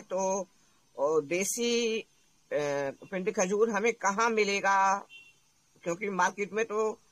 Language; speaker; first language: Hindi; native; Hindi